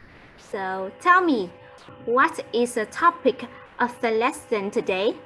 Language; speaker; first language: English; non-native, fluent; Vietnamese